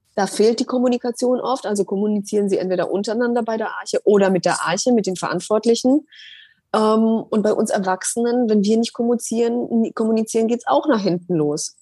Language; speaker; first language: German; early bilingual, other home language; Polish